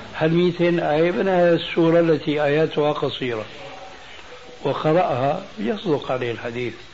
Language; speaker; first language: Arabic; early bilingual, other home language; Albanian